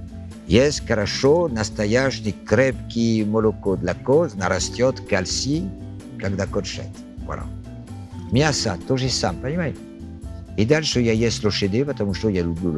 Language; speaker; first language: Russian; non-native, learner; French